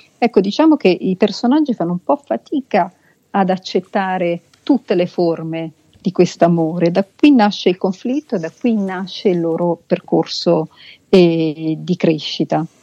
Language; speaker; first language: Italian; native; Italian